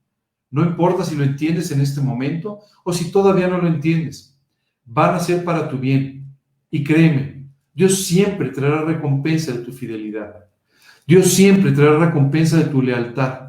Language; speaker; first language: Spanish; native; Spanish